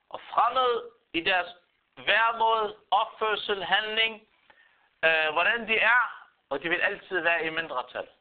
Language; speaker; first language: Danish; non-native, fluent; Arabic